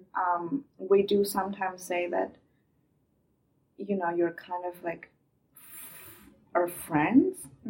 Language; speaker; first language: English; non-native, fluent; Chinese